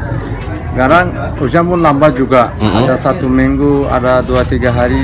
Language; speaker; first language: Indonesian; non-native, learner; Rohingya